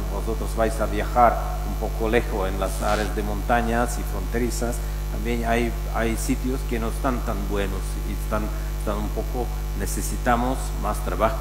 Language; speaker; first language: Spanish; non-native, fluent; Czech